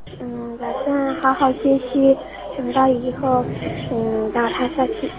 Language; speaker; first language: Chinese; non-native, local second language; Tibetan